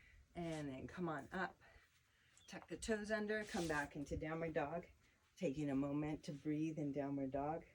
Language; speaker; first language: English; native; English